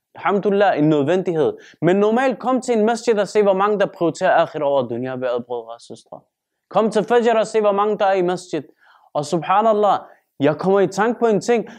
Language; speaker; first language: Danish; early bilingual, other home language; Turkish